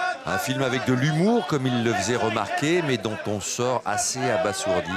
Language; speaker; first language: French; native; French